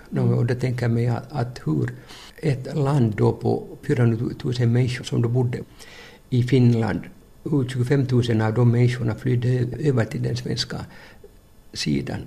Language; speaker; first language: Swedish; native; Swedish